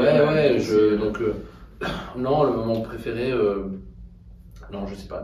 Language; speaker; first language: French; native; French